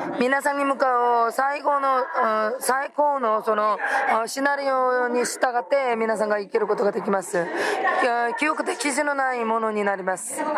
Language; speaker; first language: Japanese; non-native, fluent; Korean